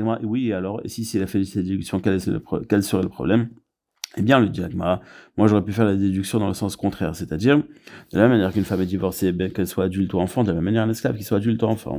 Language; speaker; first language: French; native; French